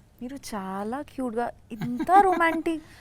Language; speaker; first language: Telugu; non-native, learner; Bangla